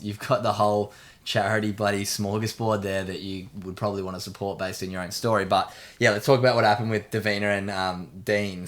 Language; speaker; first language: English; native; English